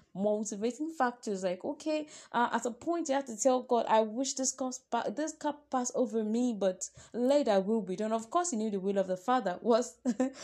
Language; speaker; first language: English; non-native, local second language; Yoruba